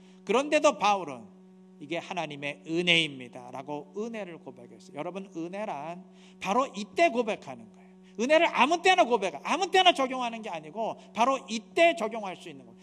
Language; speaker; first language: Korean; native; Korean